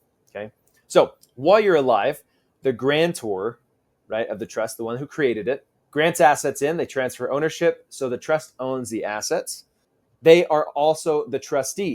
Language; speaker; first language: English; native; English